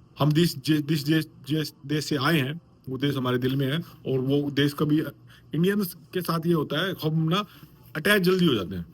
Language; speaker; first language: Hindi; native; Hindi